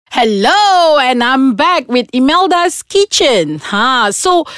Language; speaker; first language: English; non-native, local second language; Malay